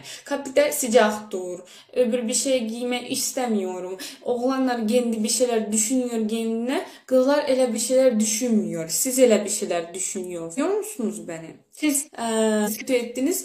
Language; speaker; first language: Turkish; early bilingual, heritage; Turkish